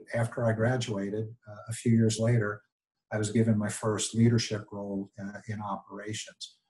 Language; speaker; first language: English; native; English